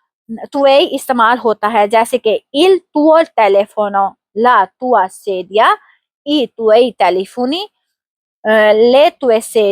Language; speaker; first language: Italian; non-native, fluent; Urdu